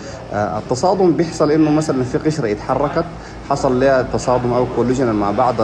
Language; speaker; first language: Arabic; native; Arabic